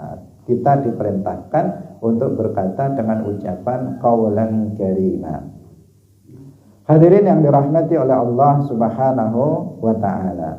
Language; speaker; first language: Indonesian; non-native, local second language; Javanese